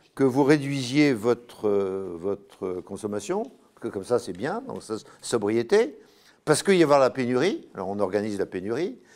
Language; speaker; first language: French; native; French